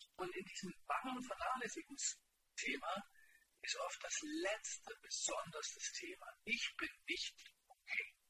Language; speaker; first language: German; native; German